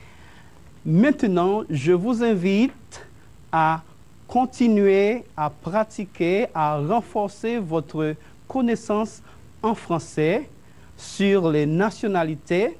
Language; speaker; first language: French; non-native, fluent; Spanish